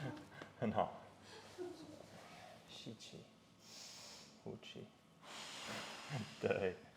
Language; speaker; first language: Chinese; non-native, fluent; English